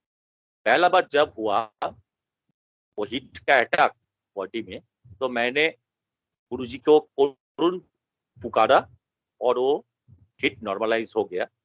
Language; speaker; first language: Hindi; non-native, local second language; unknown